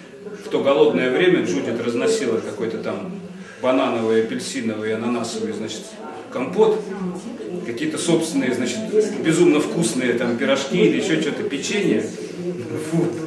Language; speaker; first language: Russian; native; Russian